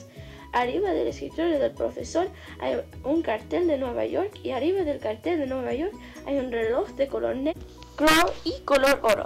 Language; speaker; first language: Spanish; non-native, learner; English